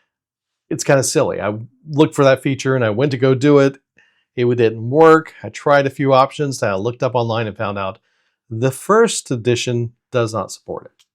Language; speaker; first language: English; native; English